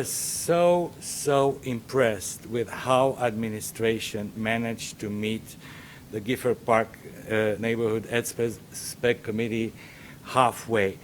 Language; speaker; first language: English; non-native, fluent; Romanian